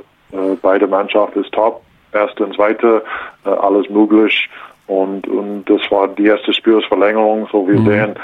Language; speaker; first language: German; non-native, learner; English